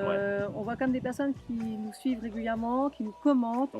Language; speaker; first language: French; native; French